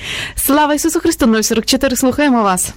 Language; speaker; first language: Ukrainian; native; Ukrainian